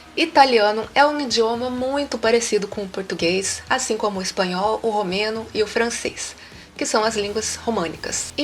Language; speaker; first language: Portuguese; native; Portuguese